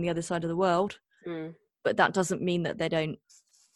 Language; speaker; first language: English; native; English